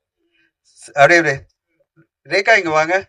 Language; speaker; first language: Tamil; native; Tamil